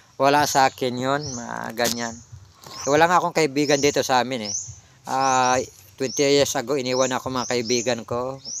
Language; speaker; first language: Filipino; non-native, local second language; Cebuano